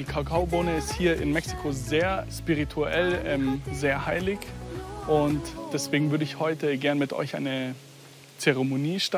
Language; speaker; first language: German; native; German